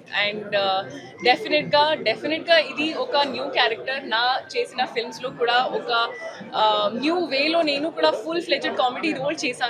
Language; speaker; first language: Telugu; non-native, local second language; Hindi